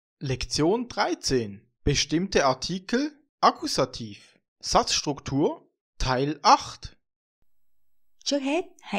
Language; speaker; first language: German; non-native, fluent; Vietnamese